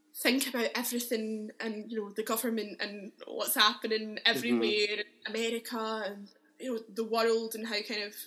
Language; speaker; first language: English; native; English